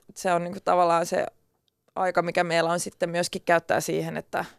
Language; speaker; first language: Finnish; non-native, local second language; Swedish